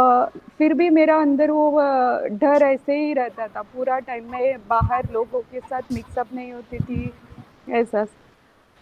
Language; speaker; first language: Hindi; non-native, local second language; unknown